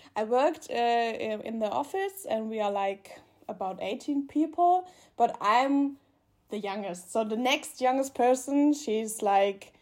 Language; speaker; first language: English; non-native, learner; German